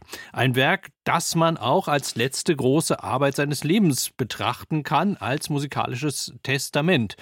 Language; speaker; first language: German; native; German